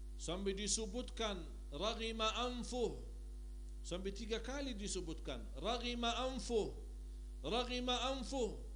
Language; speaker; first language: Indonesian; non-native, fluent; Arabic